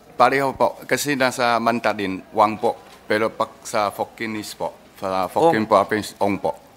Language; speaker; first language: Filipino; early bilingual, other home language; Min Nan Chinese